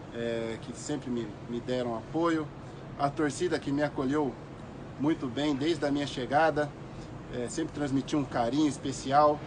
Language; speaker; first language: Portuguese; native; Portuguese